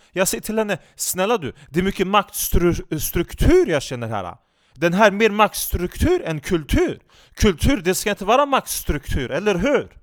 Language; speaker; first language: Swedish; non-native, fluent; Turkish